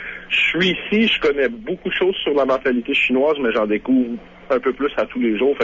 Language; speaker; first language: French; native; French